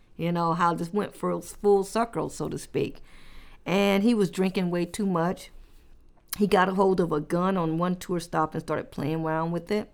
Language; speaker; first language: English; native; English